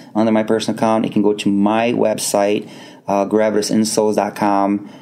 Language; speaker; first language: English; non-native, fluent; Portuguese